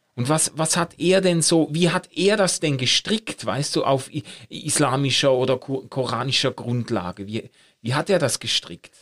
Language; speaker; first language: German; native; German